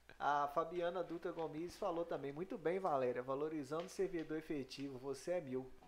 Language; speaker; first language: Portuguese; native; Portuguese